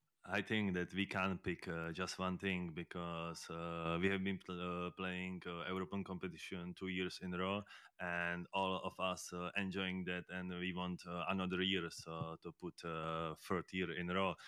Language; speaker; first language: English; non-native, fluent; Czech